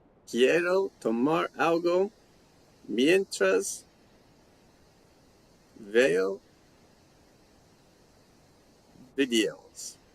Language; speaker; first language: Spanish; non-native, fluent; English